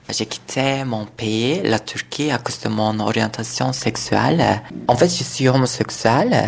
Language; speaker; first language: French; non-native, learner; Turkish